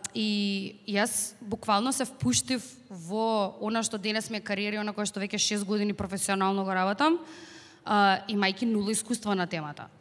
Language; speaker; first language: Macedonian; native; Macedonian